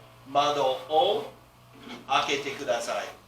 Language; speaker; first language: Japanese; non-native, fluent; English